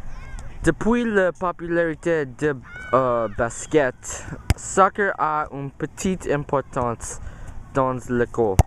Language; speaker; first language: French; non-native, learner; English